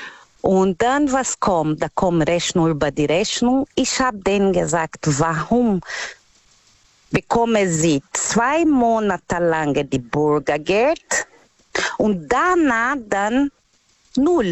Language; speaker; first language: German; non-native, learner; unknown